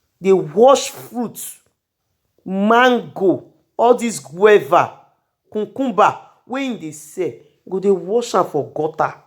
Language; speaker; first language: Nigerian Pidgin; non-native, local second language; Bini